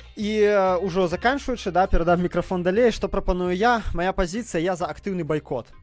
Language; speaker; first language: Belarusian; native; Belarusian